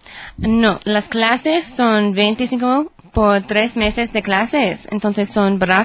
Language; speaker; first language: Spanish; non-native, learner; English